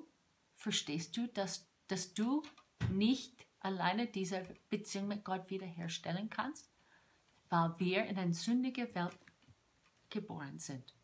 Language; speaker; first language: German; non-native, fluent; English